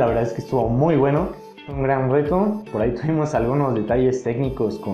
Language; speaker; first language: Spanish; native; Spanish